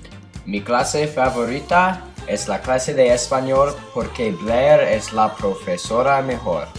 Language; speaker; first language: Spanish; non-native, learner; English